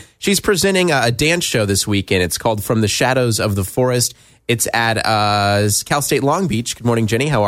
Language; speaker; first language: English; native; English